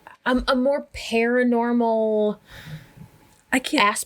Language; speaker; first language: English; native; English